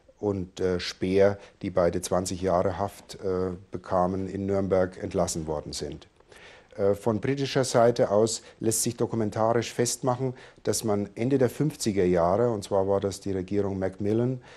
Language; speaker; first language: German; native; German